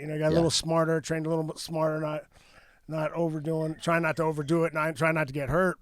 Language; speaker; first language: English; native; English